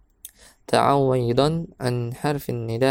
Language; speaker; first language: Arabic; non-native, fluent; Indonesian